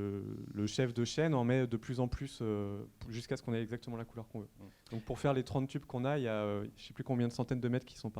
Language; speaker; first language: French; native; French